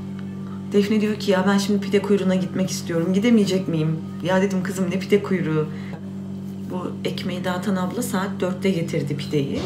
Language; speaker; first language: Turkish; native; Turkish